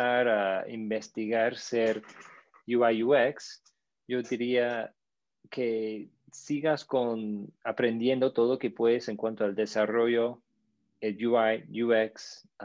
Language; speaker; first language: Spanish; non-native, fluent; English